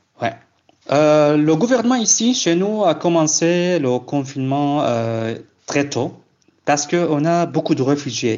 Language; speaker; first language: French; non-native, fluent; Kurdish